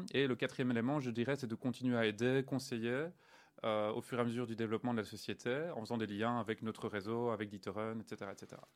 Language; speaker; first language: French; native; French